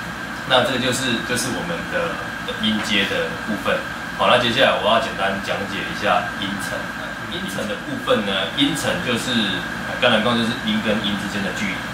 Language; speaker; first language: Chinese; native; Chinese